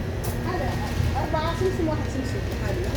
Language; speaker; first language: Arabic; native; Arabic